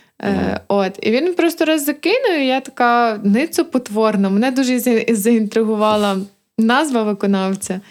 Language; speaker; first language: Ukrainian; native; Ukrainian